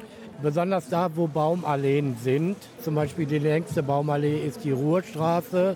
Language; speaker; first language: German; native; German